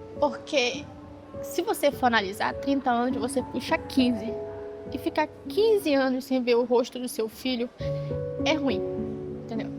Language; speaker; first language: Portuguese; native; Portuguese